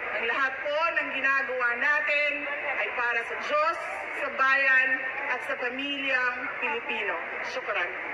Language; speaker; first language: Filipino; non-native, local second language; Cebuano